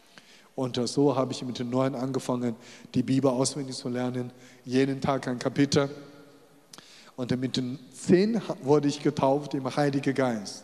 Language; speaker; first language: German; non-native, fluent; Chinese